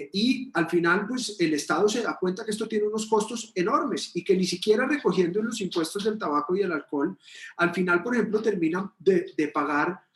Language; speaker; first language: Spanish; native; Spanish